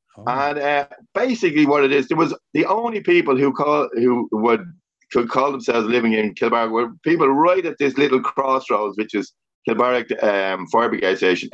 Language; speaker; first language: English; native; English